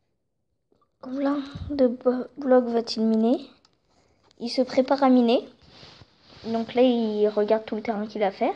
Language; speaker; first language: French; native; French